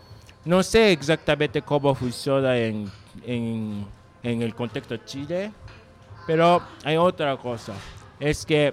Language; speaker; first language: Spanish; non-native, learner; Japanese